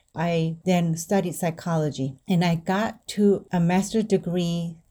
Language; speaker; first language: English; non-native, fluent; Indonesian